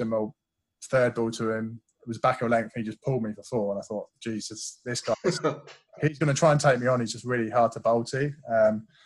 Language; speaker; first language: English; native; English